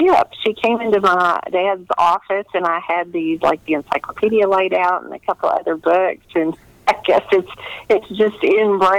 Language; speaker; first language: English; native; English